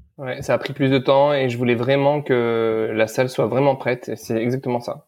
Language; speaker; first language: French; early bilingual, other home language; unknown